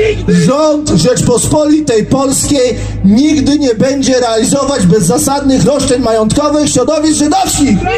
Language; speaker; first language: Polish; native; Polish